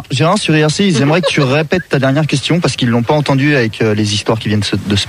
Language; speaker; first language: French; native; French